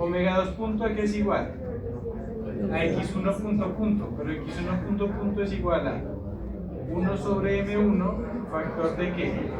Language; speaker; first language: Spanish; native; Spanish